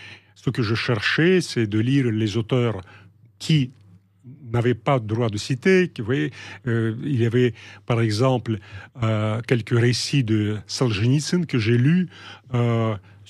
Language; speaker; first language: French; non-native, fluent; Russian